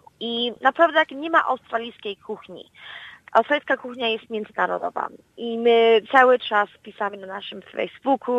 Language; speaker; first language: Polish; early bilingual, heritage; Polish